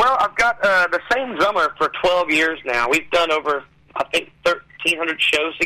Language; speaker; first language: English; native; English